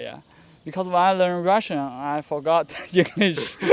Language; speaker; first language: English; non-native, learner; Chinese